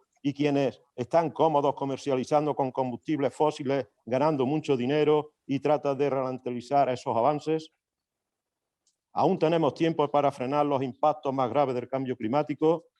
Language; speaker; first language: Spanish; native; Spanish